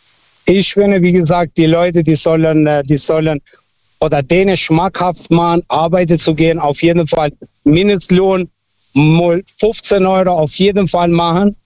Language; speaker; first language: German; non-native, fluent; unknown